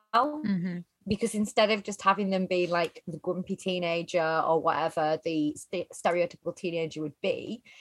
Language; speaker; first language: English; native; English